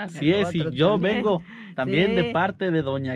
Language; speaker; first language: Spanish; native; Spanish